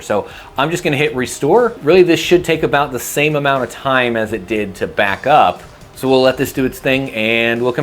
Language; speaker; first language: English; native; English